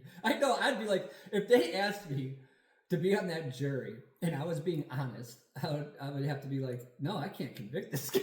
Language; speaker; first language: English; native; English